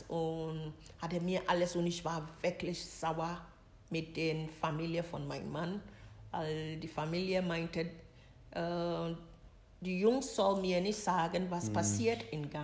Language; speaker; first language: German; non-native, learner; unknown